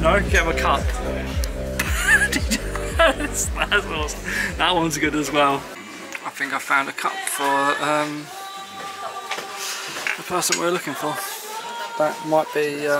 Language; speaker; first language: English; native; English